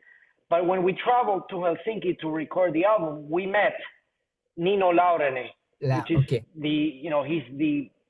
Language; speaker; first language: English; non-native, fluent; Spanish